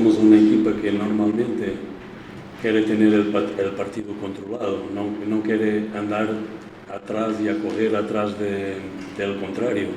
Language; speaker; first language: Spanish; non-native, fluent; Portuguese